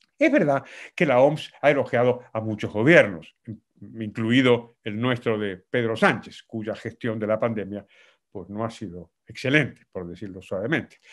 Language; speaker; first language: Spanish; native; Spanish